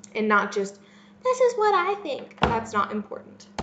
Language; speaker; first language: English; native; English